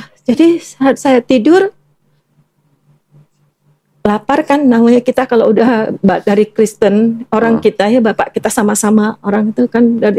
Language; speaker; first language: Indonesian; native; Indonesian